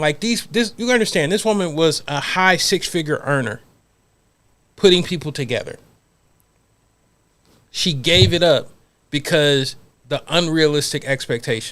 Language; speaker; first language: English; native; English